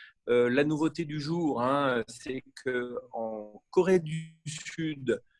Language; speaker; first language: French; native; French